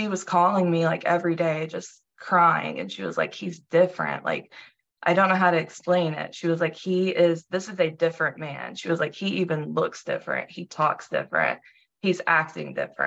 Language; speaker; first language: English; native; English